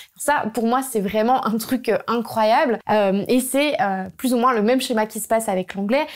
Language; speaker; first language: French; native; French